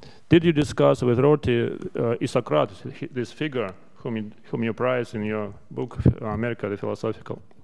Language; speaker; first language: English; non-native, fluent; Russian